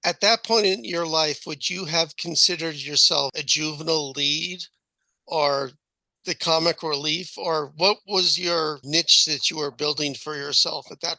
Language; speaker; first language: English; native; English